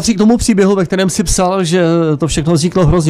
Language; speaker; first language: Czech; native; Czech